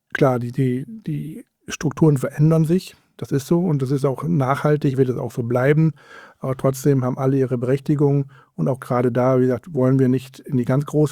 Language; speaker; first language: German; native; German